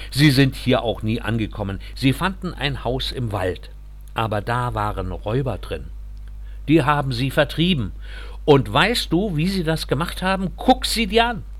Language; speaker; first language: German; native; German